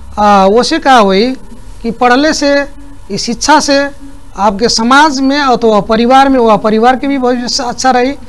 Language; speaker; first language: Bhojpuri; native; Bhojpuri